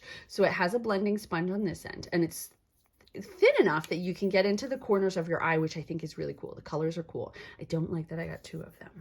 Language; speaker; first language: English; native; English